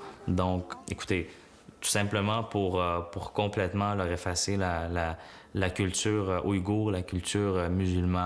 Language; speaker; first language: French; non-native, fluent; Uyghur